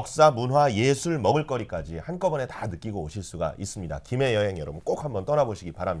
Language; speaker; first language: Korean; native; Korean